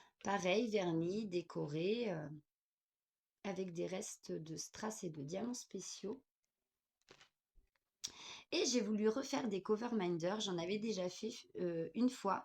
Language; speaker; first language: French; native; French